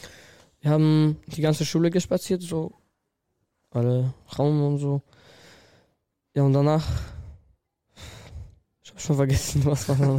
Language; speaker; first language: German; non-native, learner; Russian